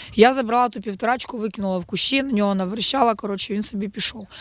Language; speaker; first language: Ukrainian; native; Ukrainian